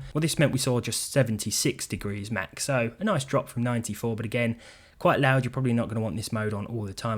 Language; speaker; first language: English; native; English